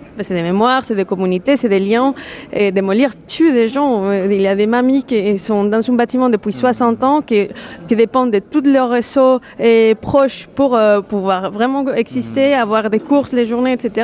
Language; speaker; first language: French; non-native, fluent; Spanish